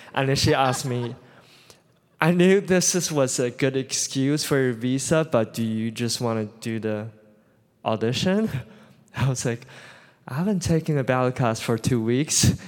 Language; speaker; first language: English; non-native, fluent; Chinese